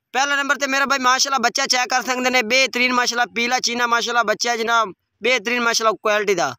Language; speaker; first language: Urdu; non-native, local second language; Punjabi